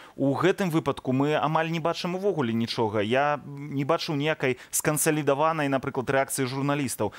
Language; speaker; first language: Belarusian; native; Belarusian